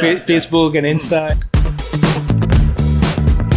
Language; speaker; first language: English; non-native, local second language; Hindi